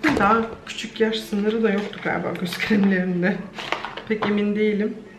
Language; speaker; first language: Turkish; early bilingual, heritage; Turkish